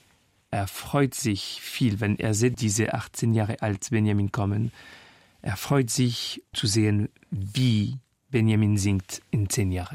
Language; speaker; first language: German; non-native, local second language; French